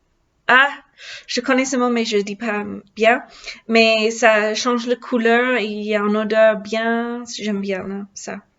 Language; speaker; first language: French; non-native, learner; English